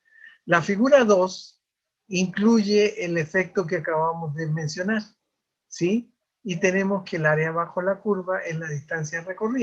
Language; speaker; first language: Spanish; native; Spanish